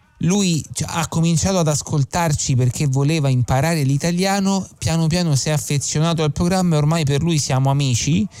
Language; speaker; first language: Italian; native; Italian